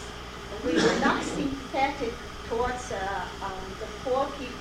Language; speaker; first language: English; non-native, fluent; Chinese